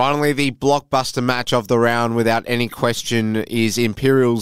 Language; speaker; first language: English; native; English